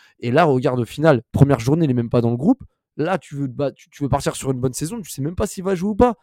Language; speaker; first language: French; native; French